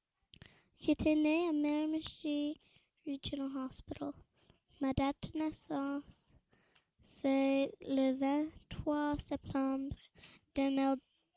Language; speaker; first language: French; non-native, learner; English